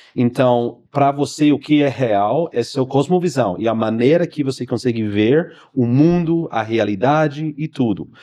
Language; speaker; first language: Portuguese; non-native, fluent; English